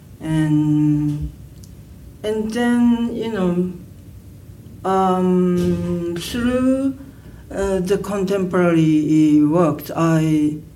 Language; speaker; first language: English; non-native, learner; Japanese